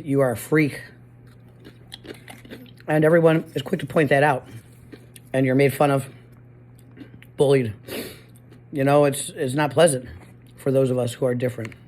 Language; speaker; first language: English; native; English